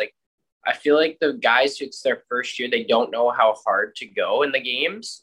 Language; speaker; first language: English; native; English